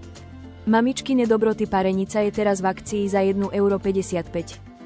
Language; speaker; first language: Slovak; native; Slovak